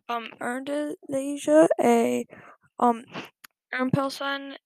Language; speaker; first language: French; non-native, learner; English